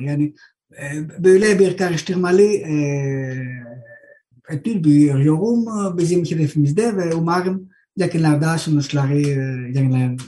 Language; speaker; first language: Turkish; non-native, fluent; Greek